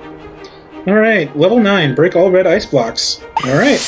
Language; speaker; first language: English; native; English